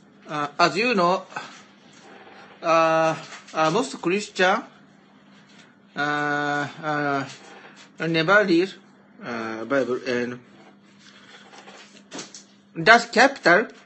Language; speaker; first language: English; non-native, learner; Japanese